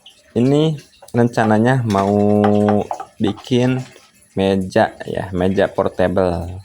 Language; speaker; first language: Indonesian; non-native, local second language; Sundanese